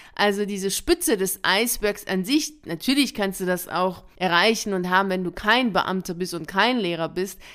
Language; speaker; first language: German; early bilingual, other home language; Persian